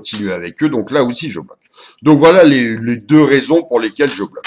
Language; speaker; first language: French; native; French